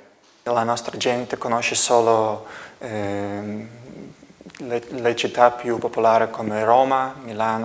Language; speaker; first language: Italian; non-native, learner; Russian